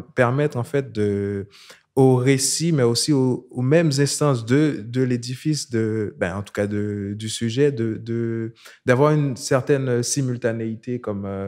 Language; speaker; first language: French; non-native, local second language; Haitian Creole